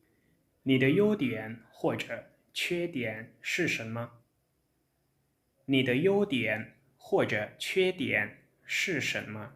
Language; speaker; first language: Chinese; non-native, fluent; Lao